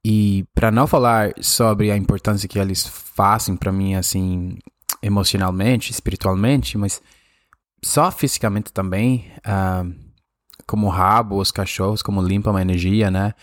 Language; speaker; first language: Portuguese; non-native, fluent; Spanish